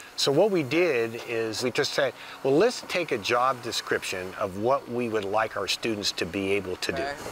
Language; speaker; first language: English; native; English